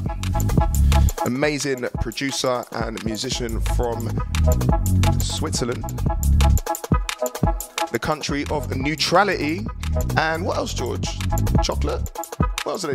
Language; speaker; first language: English; native; English